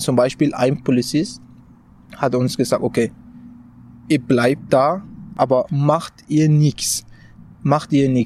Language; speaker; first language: German; non-native, fluent; Persian